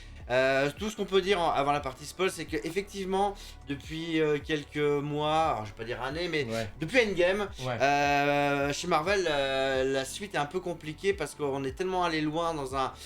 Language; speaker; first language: French; native; French